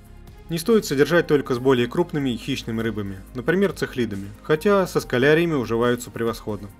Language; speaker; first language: Russian; native; Russian